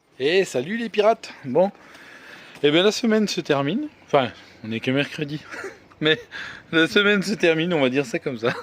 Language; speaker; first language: French; native; French